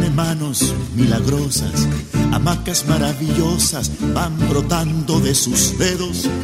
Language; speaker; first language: Spanish; native; Spanish